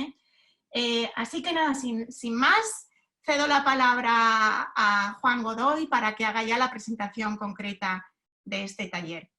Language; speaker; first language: Spanish; native; Spanish